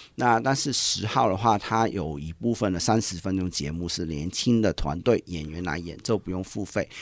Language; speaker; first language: Chinese; non-native, local second language; Cantonese